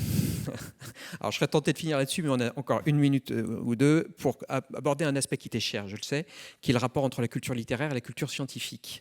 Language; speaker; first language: French; native; French